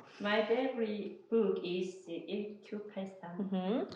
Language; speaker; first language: English; non-native, learner; Korean